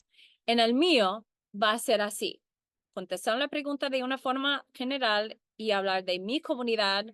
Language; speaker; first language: Spanish; early bilingual, heritage; Spanish